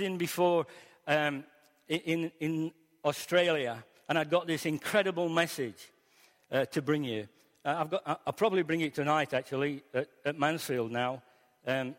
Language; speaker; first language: English; native; English